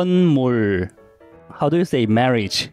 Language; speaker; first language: English; non-native, fluent; Korean